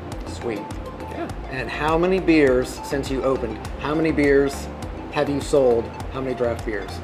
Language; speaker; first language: English; native; English